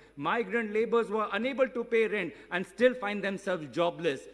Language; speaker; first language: English; non-native, local second language; Assamese